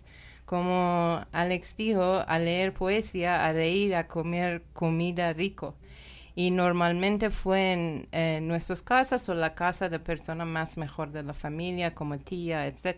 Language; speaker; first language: Spanish; non-native, learner; Persian